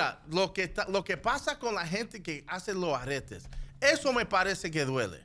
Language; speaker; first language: Spanish; early bilingual, heritage; Spanish